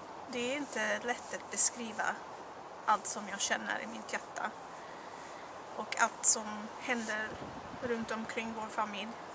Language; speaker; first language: Swedish; non-native, learner; Arabic